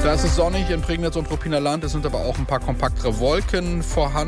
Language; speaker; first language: German; native; German